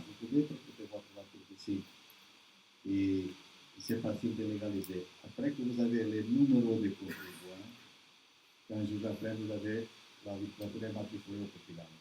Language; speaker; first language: French; non-native, learner; Portuguese